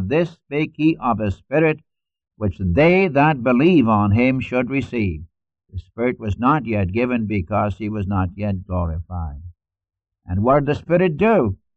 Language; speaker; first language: English; native; English